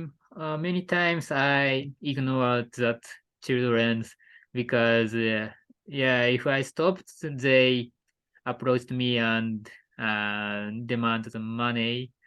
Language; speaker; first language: English; non-native, learner; Japanese